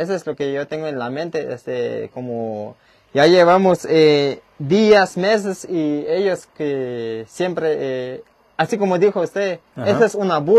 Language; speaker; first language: Spanish; non-native, local second language; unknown